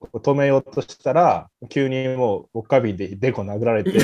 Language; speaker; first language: Japanese; native; Japanese